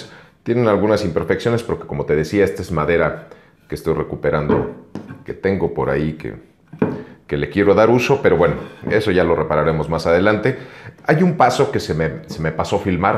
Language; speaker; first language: Spanish; native; Spanish